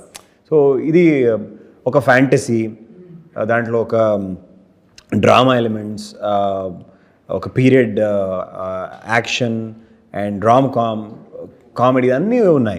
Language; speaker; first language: Telugu; non-native, learner; Kannada